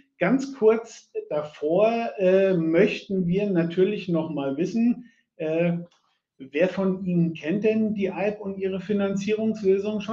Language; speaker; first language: German; native; German